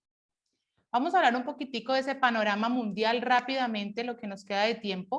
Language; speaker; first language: Spanish; native; Spanish